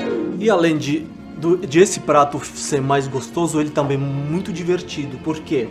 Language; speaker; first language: Portuguese; non-native, fluent; Armenian